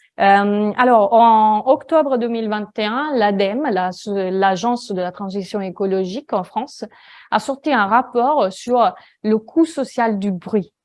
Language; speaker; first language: French; non-native, fluent; Italian